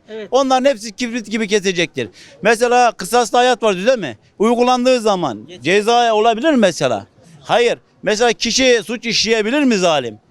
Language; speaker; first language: Turkish; native; Turkish